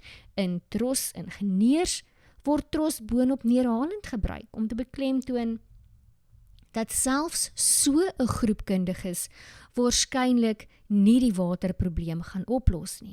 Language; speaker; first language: Afrikaans; native; Afrikaans